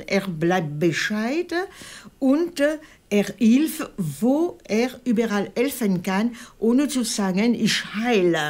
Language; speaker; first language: German; non-native, fluent; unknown